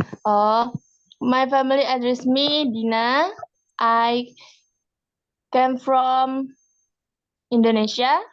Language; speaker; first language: English; non-native, learner; Indonesian